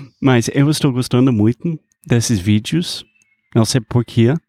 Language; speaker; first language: Portuguese; non-native, fluent; English